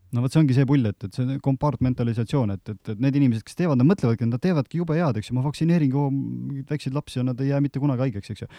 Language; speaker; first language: Estonian; native; Estonian